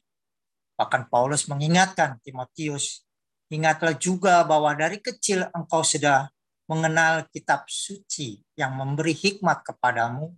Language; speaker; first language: Indonesian; native; Indonesian